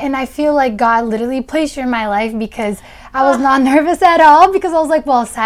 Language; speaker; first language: English; early bilingual, other home language; Portuguese